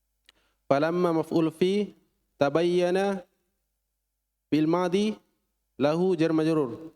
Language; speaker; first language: Arabic; non-native, learner; Indonesian